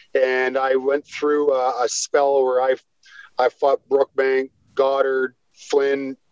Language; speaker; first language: English; native; English